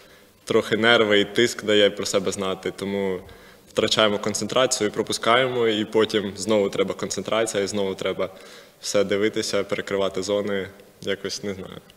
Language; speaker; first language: Ukrainian; native; Ukrainian